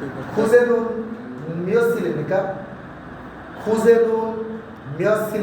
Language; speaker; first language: Korean; non-native, learner; Bangla